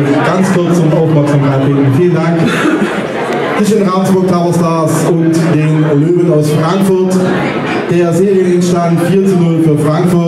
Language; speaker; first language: German; native; German